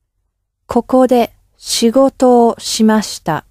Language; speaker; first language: Japanese; non-native, learner; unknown